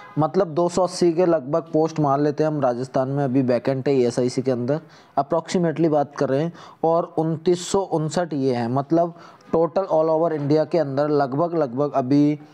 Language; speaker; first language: Hindi; native; Hindi